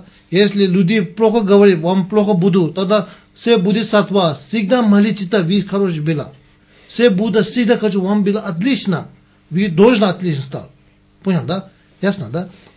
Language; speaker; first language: Russian; non-native, learner; Tibetan